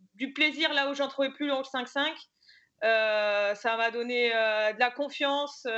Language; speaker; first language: French; native; French